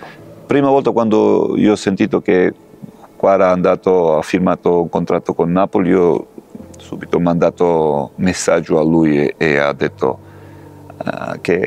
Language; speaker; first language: Italian; non-native, fluent; Georgian